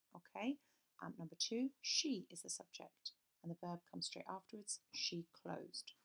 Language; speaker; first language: English; native; English